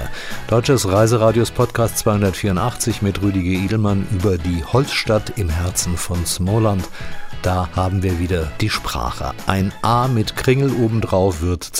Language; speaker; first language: German; native; German